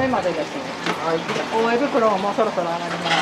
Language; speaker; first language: Japanese; native; Japanese